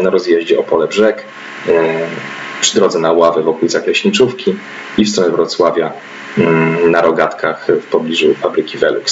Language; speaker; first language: Polish; native; Polish